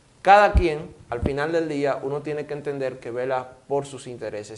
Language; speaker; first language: Spanish; native; Spanish